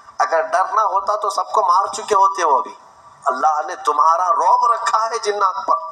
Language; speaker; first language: Urdu; native; Urdu